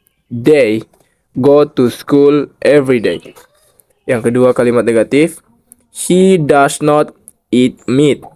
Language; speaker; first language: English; non-native, learner; Indonesian